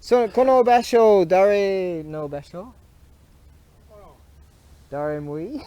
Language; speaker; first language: Japanese; non-native, learner; English